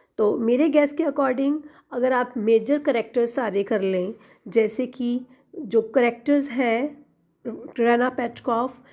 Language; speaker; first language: Hindi; non-native, local second language; Punjabi